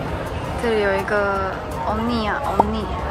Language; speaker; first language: Chinese; native; Chinese